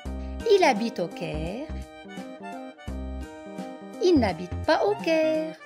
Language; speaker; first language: French; non-native, local second language; Arabic